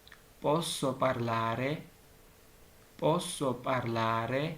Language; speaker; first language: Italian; non-native, learner; Georgian